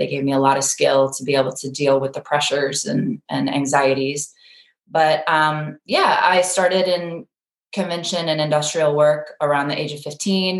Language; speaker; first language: English; native; English